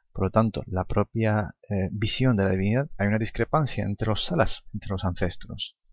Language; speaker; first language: Spanish; non-native, fluent; Arabic